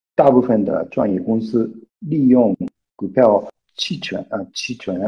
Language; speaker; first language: Chinese; non-native, fluent; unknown